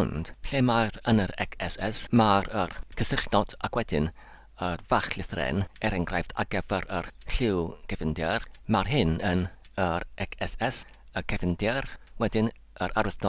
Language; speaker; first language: Welsh; non-native, learner; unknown